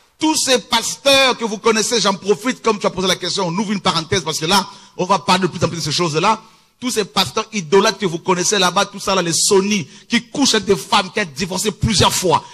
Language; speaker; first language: French; early bilingual, other home language; Lingala